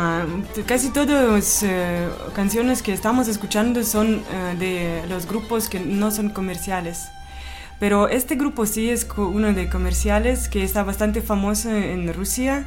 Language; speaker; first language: Spanish; non-native, fluent; Russian